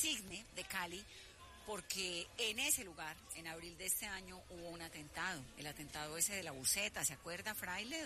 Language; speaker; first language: Spanish; native; Spanish